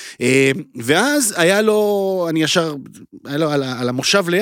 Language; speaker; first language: Hebrew; native; Hebrew